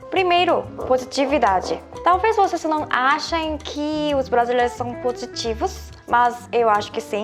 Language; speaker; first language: Portuguese; non-native, fluent; Korean